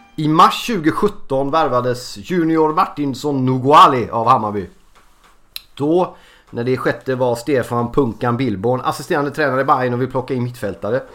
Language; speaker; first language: Swedish; native; Swedish